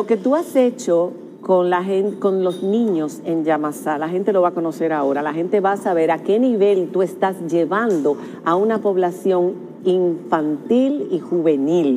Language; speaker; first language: Spanish; native; Spanish